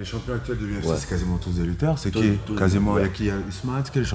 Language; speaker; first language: French; native; French